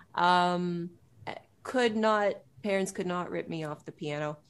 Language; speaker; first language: English; native; English